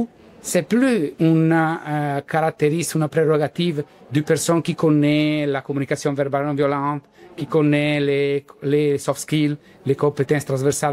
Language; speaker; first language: French; non-native, learner; Italian